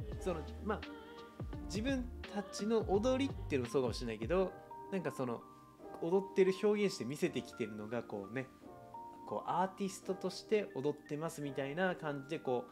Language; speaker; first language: Japanese; native; Japanese